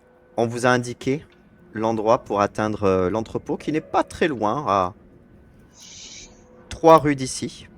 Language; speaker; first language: French; native; French